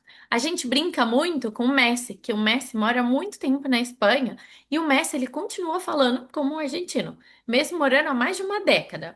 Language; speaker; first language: Portuguese; non-native, fluent; Spanish